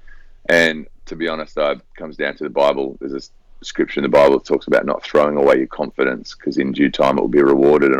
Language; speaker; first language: English; native; English